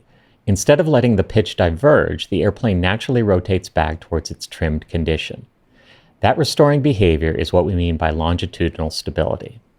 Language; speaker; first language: English; native; English